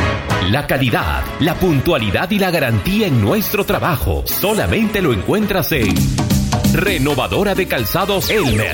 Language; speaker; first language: Spanish; native; Spanish